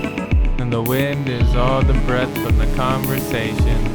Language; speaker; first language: English; native; English